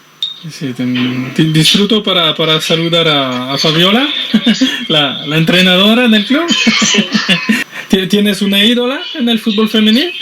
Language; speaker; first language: Spanish; non-native, fluent; French